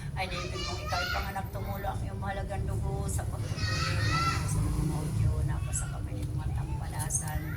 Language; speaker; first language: Filipino; native; Filipino